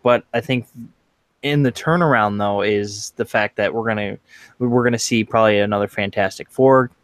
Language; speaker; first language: English; native; English